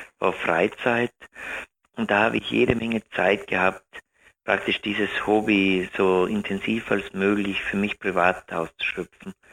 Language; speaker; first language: German; native; German